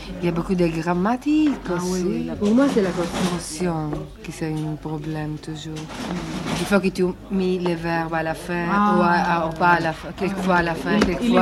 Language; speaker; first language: French; non-native, learner; Italian